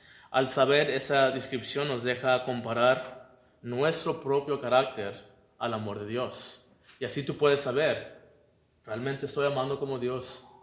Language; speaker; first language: Spanish; native; Spanish